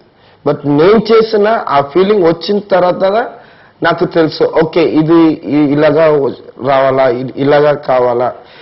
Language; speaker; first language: Telugu; non-native, learner; Tamil